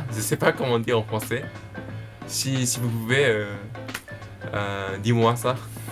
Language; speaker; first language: French; non-native, learner; Japanese